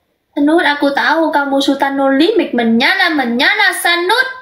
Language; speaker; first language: Indonesian; non-native, learner; Vietnamese